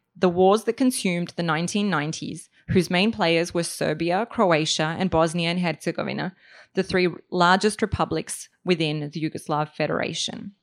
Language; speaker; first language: English; native; English